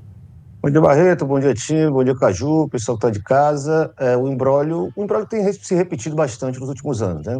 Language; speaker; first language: Portuguese; native; Portuguese